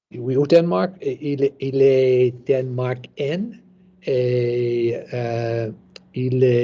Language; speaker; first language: French; non-native, learner; English